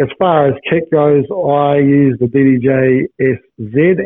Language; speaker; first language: English; native; English